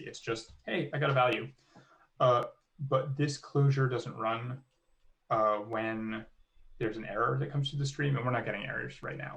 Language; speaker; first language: English; native; English